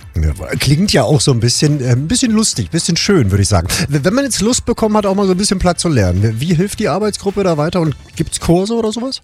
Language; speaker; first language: German; native; German